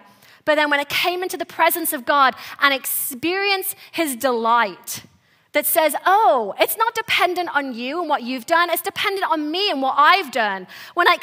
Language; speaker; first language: English; native; English